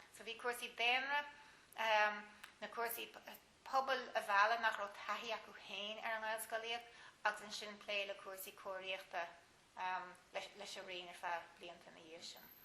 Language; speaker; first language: Irish; native; Irish